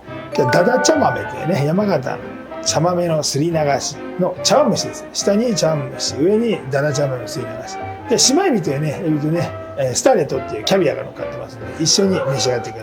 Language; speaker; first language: Japanese; native; Japanese